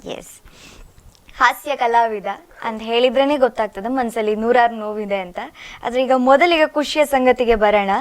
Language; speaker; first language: Kannada; native; Kannada